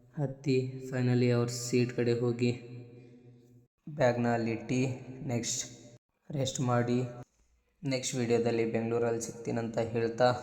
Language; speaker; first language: Kannada; non-native, local second language; Lambadi